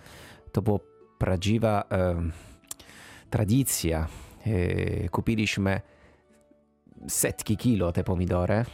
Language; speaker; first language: Polish; non-native, fluent; Italian